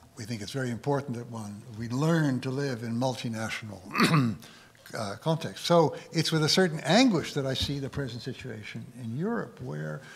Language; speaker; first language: English; native; English